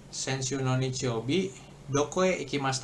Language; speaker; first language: Japanese; non-native, fluent; Indonesian